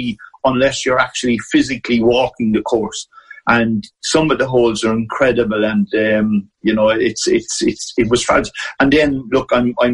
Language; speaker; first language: English; native; English